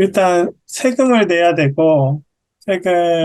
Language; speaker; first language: Korean; native; Korean